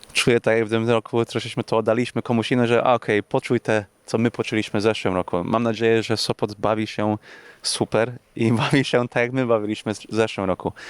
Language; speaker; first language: Polish; early bilingual, heritage; English